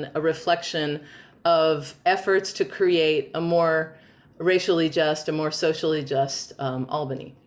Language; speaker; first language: English; native; English